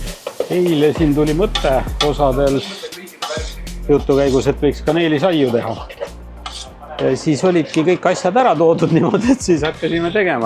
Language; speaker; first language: Estonian; native; Estonian